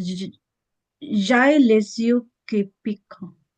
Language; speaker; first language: French; non-native, learner; Filipino